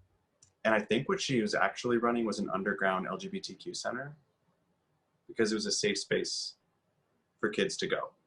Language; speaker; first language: English; native; English